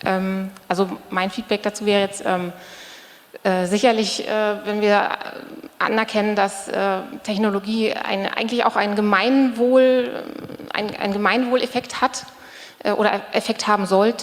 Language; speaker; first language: German; native; German